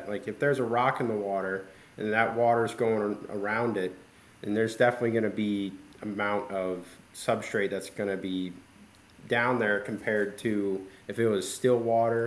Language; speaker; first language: English; native; English